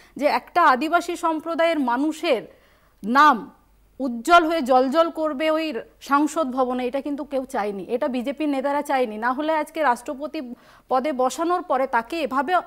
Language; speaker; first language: Bangla; non-native, local second language; Santali